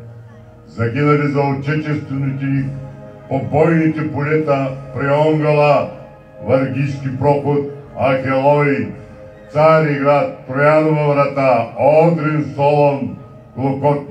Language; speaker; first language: Bulgarian; native; Bulgarian